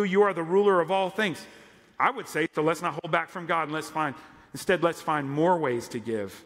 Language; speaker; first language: English; native; English